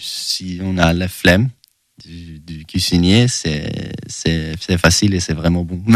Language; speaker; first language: French; non-native, learner; Swedish